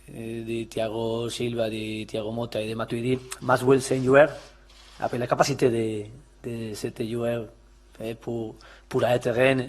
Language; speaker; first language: French; non-native, learner; Spanish